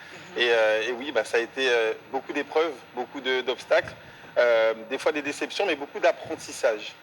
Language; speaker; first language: French; native; French